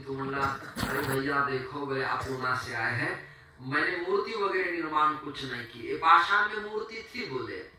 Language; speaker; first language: Hindi; non-native, local second language; Marathi